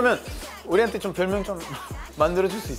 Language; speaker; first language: Korean; non-native, fluent; Spanish